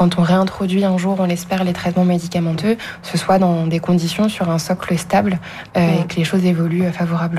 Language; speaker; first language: French; native; French